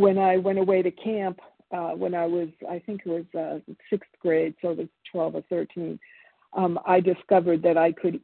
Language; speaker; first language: English; early bilingual, other home language; Italian